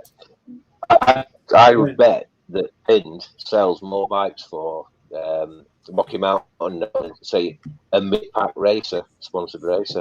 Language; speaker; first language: English; native; English